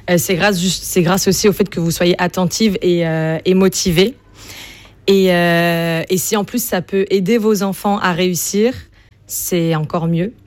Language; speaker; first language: French; native; French